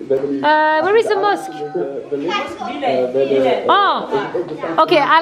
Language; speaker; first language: English; non-native, learner; French